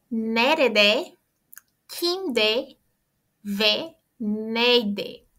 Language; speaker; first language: Turkish; non-native, fluent; Portuguese